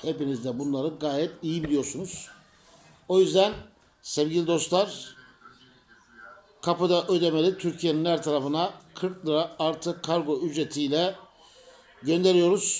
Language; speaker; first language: Turkish; native; Turkish